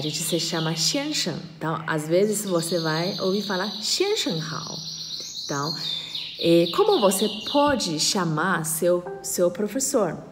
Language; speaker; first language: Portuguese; non-native, fluent; Chinese